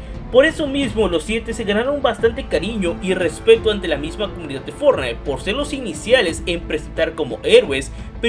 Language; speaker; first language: Spanish; native; Spanish